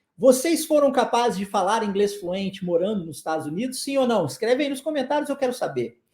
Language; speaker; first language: Portuguese; native; Portuguese